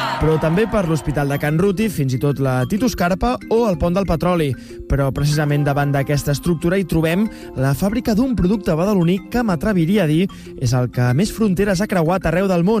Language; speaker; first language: Catalan; native; Catalan